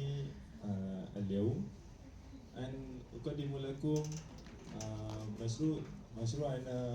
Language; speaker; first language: Arabic; non-native, learner; Malay